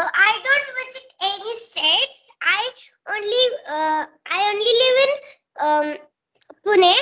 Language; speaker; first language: English; non-native, local second language; Marathi